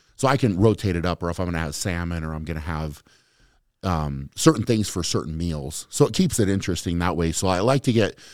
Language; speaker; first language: English; native; English